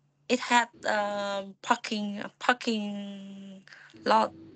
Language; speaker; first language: English; non-native, learner; Vietnamese